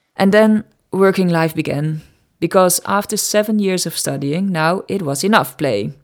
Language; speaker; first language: English; non-native, fluent; Dutch